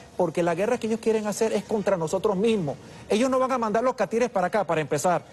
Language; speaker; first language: Spanish; early bilingual, other home language; English